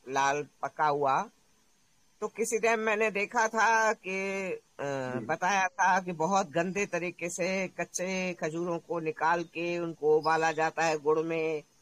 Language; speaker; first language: Hindi; native; Hindi